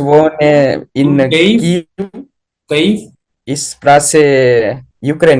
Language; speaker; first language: German; non-native, learner; Gujarati